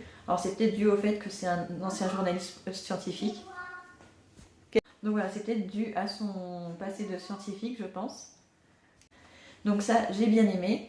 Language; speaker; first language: French; native; French